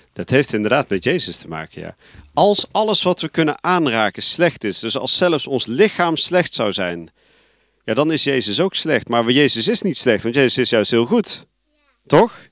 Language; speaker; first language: Dutch; native; Dutch